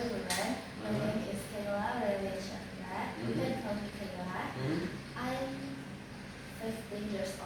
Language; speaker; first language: English; non-native, learner; Indonesian